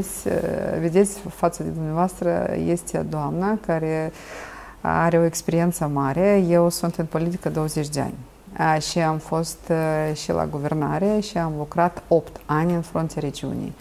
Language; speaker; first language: Romanian; non-native, local second language; Russian